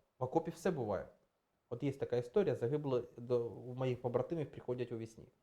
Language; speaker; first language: Ukrainian; non-native, local second language; Russian